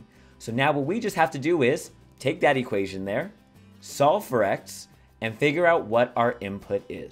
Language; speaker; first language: English; native; English